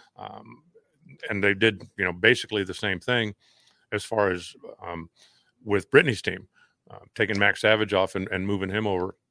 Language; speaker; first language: English; native; English